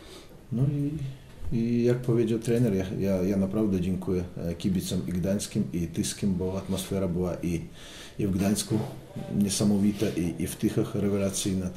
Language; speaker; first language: Polish; non-native, fluent; Russian